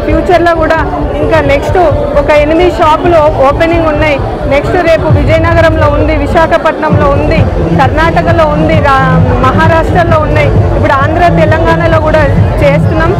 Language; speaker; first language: Telugu; native; Telugu